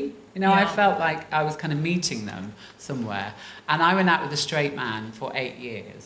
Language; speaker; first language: English; native; English